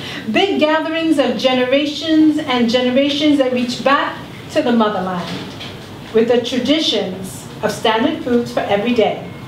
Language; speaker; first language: English; early bilingual, other home language; Spanish